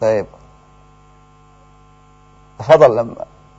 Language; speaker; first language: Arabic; non-native, fluent; Indonesian